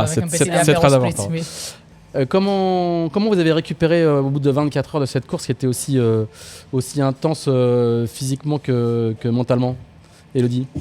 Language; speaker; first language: French; native; French